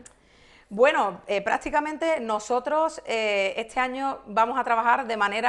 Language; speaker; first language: Spanish; native; Spanish